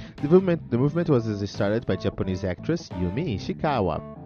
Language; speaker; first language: English; non-native, fluent; Portuguese